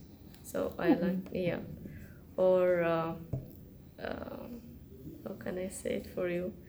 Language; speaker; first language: English; non-native, learner; Arabic